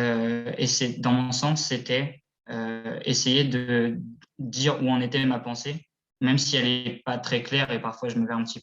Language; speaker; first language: French; native; French